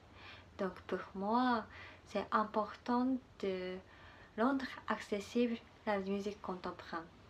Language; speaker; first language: French; non-native, learner; Japanese